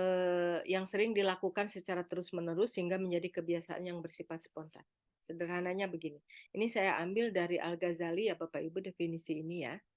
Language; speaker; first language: Indonesian; native; Indonesian